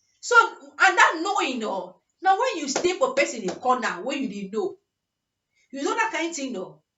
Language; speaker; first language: Nigerian Pidgin; native; Nigerian Pidgin